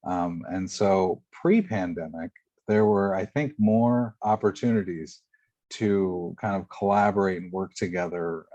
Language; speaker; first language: English; native; English